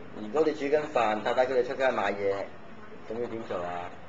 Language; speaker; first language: Cantonese; native; Cantonese